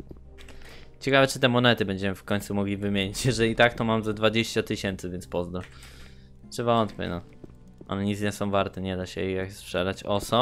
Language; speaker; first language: Polish; native; Polish